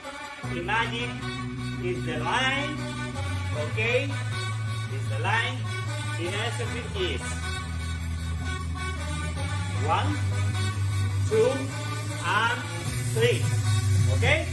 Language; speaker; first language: English; non-native, learner; Spanish